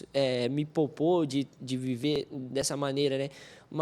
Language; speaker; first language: Portuguese; native; Portuguese